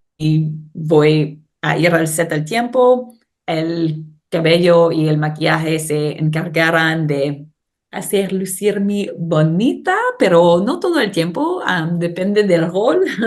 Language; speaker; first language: Spanish; non-native, learner; English